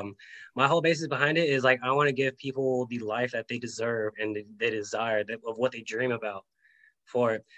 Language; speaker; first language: English; native; English